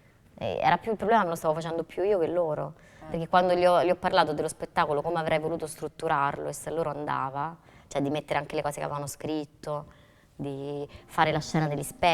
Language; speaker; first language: Italian; native; Italian